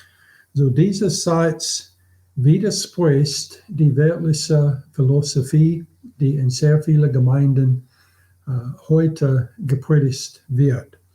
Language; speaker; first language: German; non-native, fluent; English